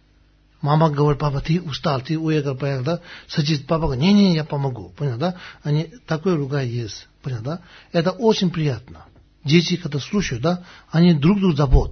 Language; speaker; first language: Russian; non-native, learner; Tibetan